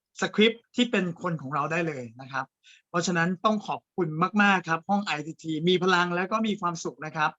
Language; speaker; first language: Thai; native; Thai